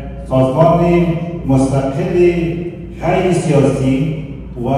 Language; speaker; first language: Persian; native; Persian